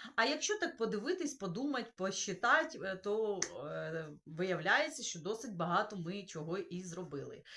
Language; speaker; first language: Ukrainian; non-native, local second language; Russian